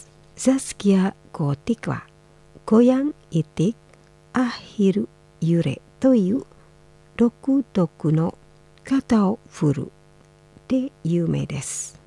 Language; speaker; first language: Japanese; non-native, fluent; Indonesian